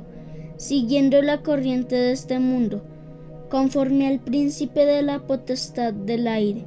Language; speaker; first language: Spanish; native; Spanish